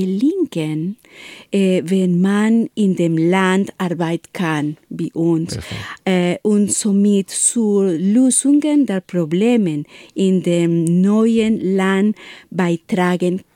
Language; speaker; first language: German; non-native, learner; Spanish